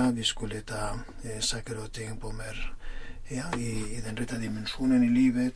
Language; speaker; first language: Swedish; non-native, fluent; Spanish